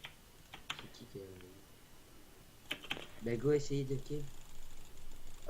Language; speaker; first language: French; native; French